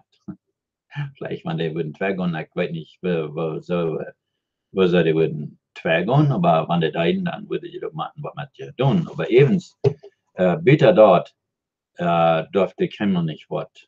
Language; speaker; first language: German; non-native, learner; Dutch